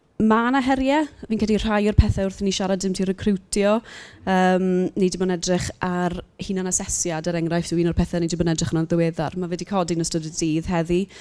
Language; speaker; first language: Welsh; native; Welsh